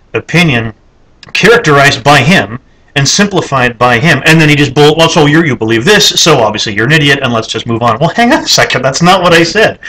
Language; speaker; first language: English; native; English